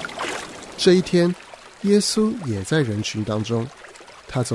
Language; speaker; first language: Chinese; native; Chinese